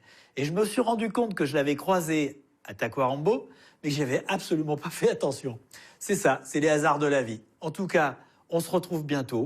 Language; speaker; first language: French; native; French